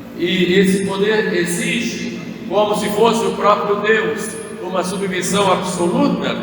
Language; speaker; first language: Portuguese; native; Portuguese